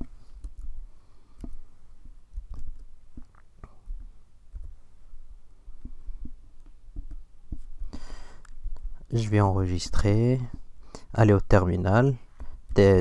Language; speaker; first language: French; non-native, local second language; Arabic